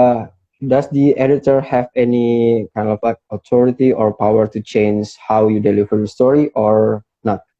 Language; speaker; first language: English; non-native, fluent; Indonesian